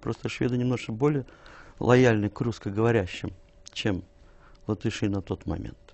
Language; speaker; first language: Russian; native; Russian